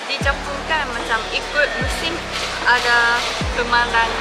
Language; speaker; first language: Indonesian; non-native, fluent; Japanese